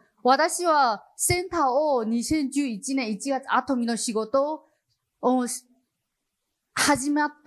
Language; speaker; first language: Japanese; non-native, learner; Chinese